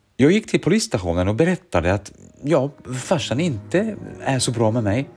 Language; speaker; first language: Swedish; early bilingual, other home language; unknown